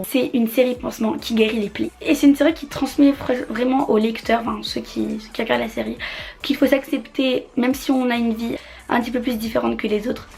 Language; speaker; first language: French; native; French